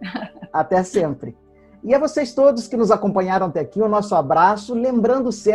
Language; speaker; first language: Portuguese; native; Portuguese